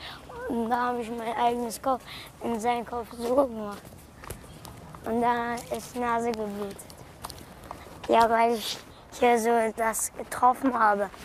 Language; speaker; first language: German; early bilingual, other home language; Kurdish